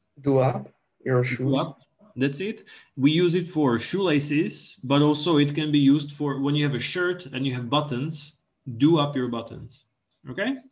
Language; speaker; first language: English; non-native, local second language; Czech